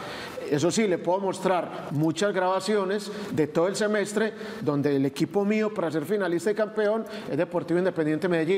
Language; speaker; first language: Spanish; native; Spanish